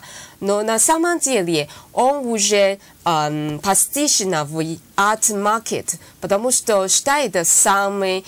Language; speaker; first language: Russian; non-native, learner; Chinese